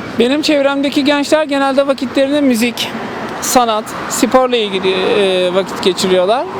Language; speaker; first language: Turkish; native; Turkish